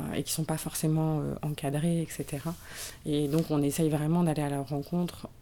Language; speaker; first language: French; native; French